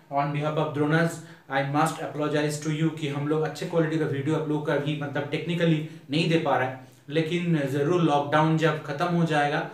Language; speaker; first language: Hindi; non-native, local second language; Bangla